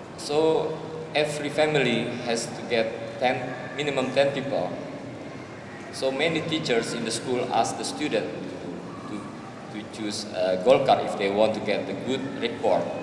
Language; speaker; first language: English; non-native, learner; Indonesian